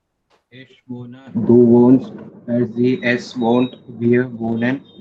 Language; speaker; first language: German; non-native, learner; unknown